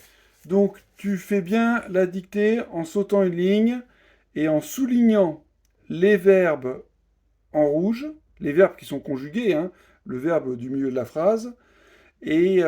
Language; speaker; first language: French; native; French